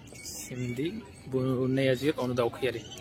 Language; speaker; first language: Turkish; non-native, fluent; Hindi